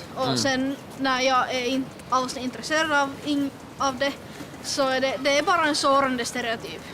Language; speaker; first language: Swedish; non-native, local second language; Finnish